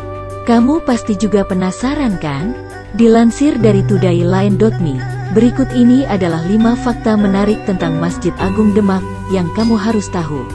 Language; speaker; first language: Indonesian; native; Indonesian